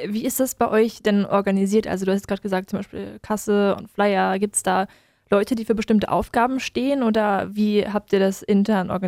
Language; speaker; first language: German; native; German